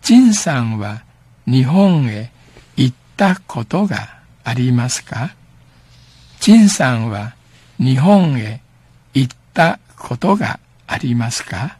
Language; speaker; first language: Japanese; non-native, fluent; Chinese